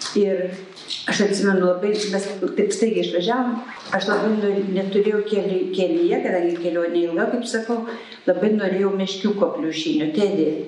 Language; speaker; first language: Lithuanian; early bilingual, other home language; German